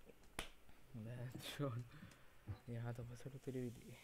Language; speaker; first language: Hindi; native; Hindi